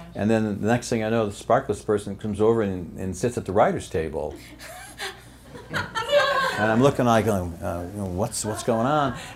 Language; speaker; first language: English; native; English